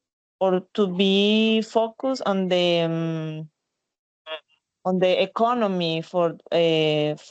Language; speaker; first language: English; non-native, learner; Spanish